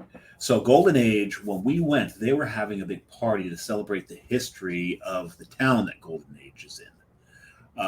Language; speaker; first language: English; native; English